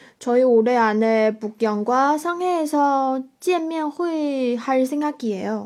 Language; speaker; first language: Korean; non-native, fluent; Chinese